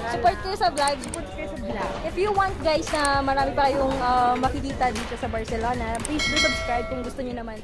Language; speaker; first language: Filipino; native; Filipino